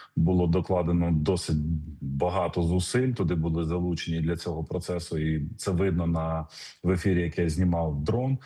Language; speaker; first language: Ukrainian; native; Ukrainian